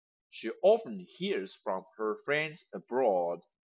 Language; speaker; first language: English; non-native, fluent; Chinese